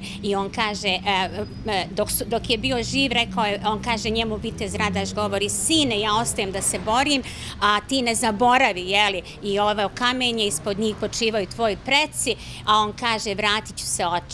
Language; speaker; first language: Bosnian; native; Bosnian